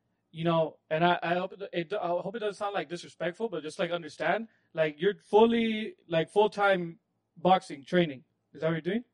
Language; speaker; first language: English; early bilingual, other home language; Spanish